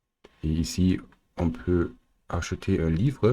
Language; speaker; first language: French; non-native, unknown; German